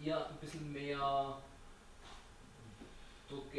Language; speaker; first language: German; native; German